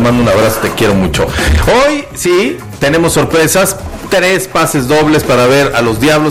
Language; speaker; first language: Spanish; native; Spanish